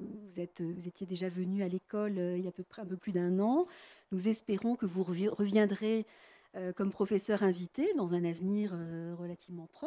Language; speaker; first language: French; native; French